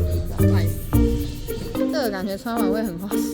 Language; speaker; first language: Chinese; native; Chinese